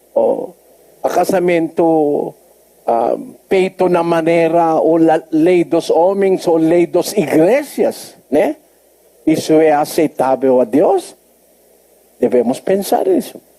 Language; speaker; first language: Portuguese; non-native, learner; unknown